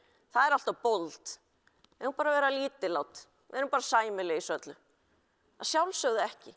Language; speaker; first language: Icelandic; native; Icelandic